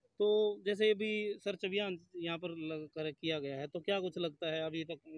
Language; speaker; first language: Hindi; native; Hindi